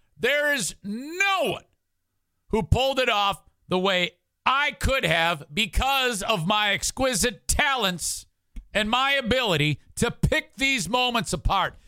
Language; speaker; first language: English; native; English